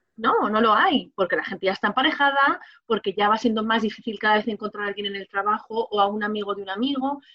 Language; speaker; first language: Spanish; native; Spanish